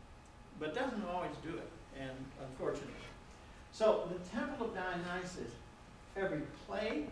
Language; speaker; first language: English; native; English